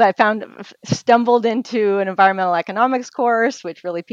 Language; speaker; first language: English; native; English